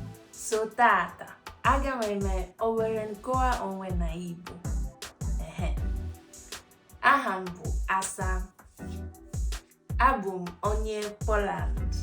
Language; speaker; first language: Igbo; non-native, learner; Polish